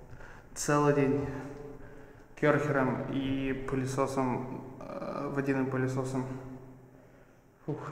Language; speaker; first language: Russian; native; Russian